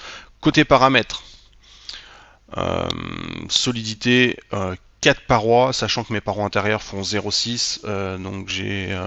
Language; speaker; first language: French; native; French